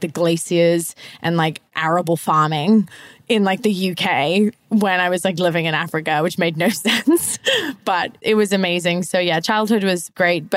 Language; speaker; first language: English; native; English